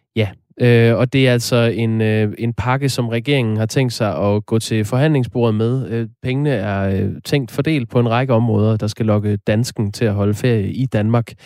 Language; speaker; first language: Danish; native; Danish